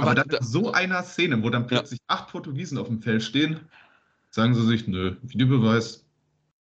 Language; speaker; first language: German; native; German